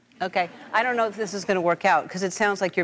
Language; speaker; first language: English; native; English